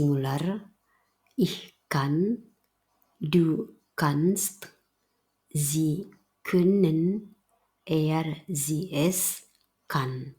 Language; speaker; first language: German; non-native, fluent; Indonesian